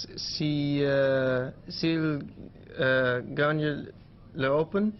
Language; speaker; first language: French; non-native, learner; English